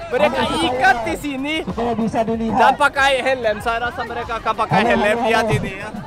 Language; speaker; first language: Indonesian; non-native, fluent; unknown